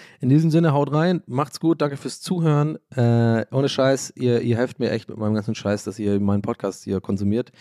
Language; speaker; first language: German; native; German